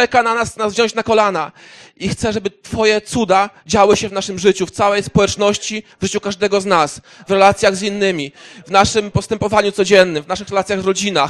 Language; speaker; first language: Polish; native; Polish